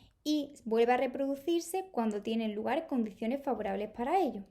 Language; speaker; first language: Spanish; native; Spanish